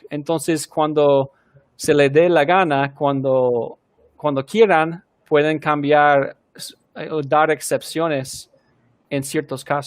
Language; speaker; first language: Spanish; non-native, fluent; English